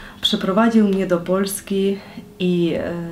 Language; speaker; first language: Polish; non-native, learner; Ukrainian